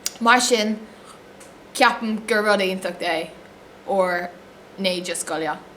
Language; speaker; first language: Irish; non-native, local second language; English